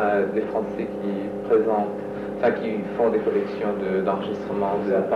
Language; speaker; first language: French; non-native, fluent; English